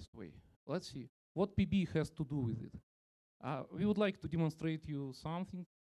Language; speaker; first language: English; non-native, fluent; Russian